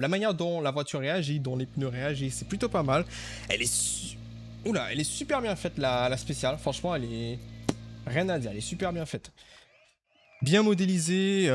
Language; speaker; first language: French; native; French